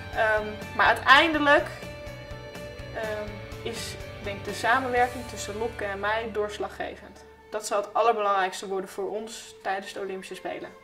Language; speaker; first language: Dutch; native; Dutch